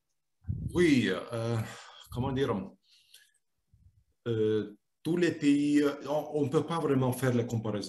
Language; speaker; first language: French; non-native, fluent; Lithuanian